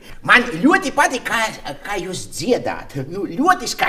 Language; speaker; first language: Latvian; non-native, learner; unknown